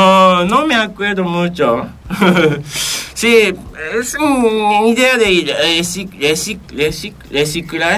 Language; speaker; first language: Spanish; non-native, fluent; Japanese